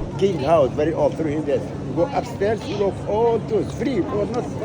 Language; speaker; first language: English; non-native, learner; Arabic